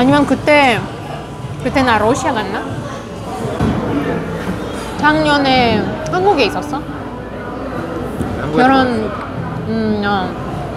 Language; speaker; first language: Korean; non-native, fluent; Russian